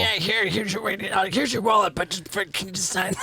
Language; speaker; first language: English; native; English